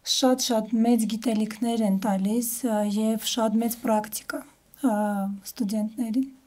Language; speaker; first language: Armenian; early bilingual, heritage; Armenian